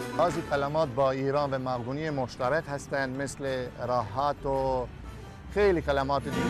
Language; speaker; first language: Persian; non-native, fluent; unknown